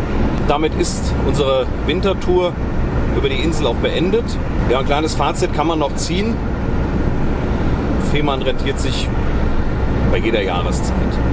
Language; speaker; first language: German; native; German